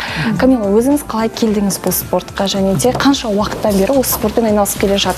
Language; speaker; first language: Kazakh; native; Kazakh